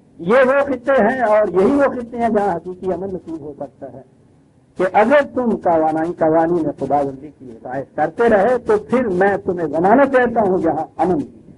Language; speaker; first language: Urdu; non-native, local second language; Punjabi